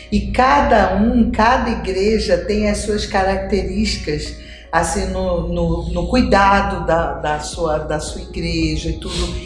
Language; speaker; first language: Portuguese; native; Portuguese